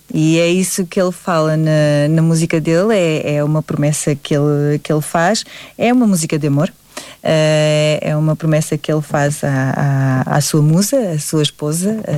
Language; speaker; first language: Portuguese; early bilingual, other home language; English